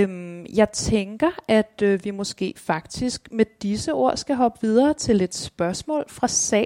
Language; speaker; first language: Danish; native; Danish